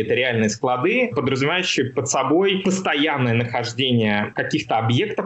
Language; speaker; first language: Russian; native; Russian